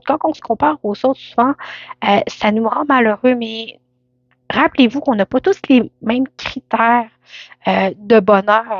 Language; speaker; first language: French; native; French